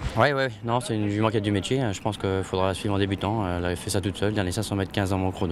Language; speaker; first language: French; native; French